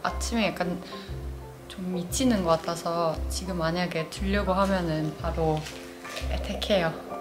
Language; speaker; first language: Korean; non-native, fluent; Norwegian